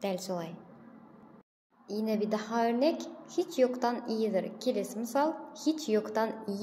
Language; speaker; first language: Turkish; non-native, fluent; Kazakh